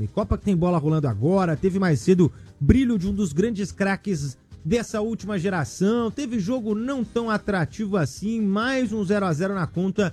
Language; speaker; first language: Portuguese; native; Portuguese